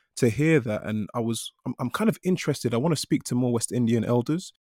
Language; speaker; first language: English; native; English